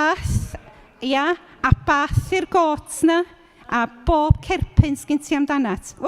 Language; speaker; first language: Welsh; native; Welsh